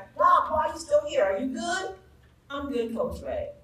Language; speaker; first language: English; native; English